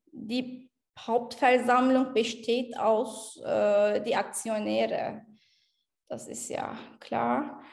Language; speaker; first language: German; non-native, fluent; Turkish